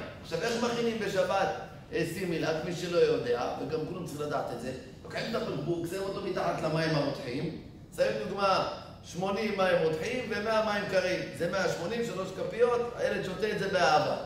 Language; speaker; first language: Hebrew; native; Hebrew